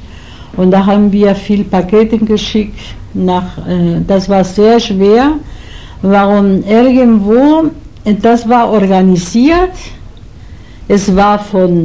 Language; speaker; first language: German; non-native, learner; Spanish